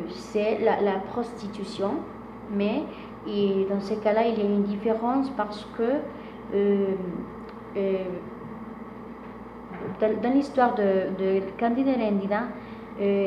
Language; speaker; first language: French; non-native, fluent; Spanish